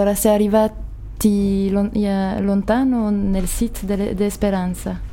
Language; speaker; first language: Italian; non-native, learner; French